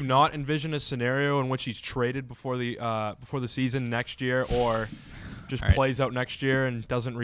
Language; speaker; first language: English; native; English